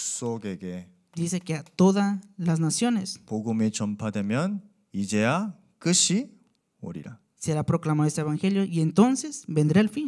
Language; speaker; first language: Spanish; non-native, learner; Korean